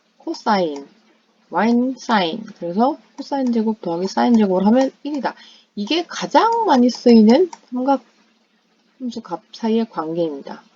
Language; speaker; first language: Korean; non-native, fluent; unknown